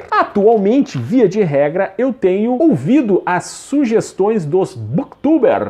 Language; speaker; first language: Portuguese; native; Portuguese